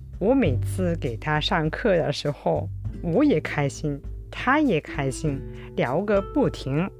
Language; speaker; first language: Chinese; non-native, fluent; Japanese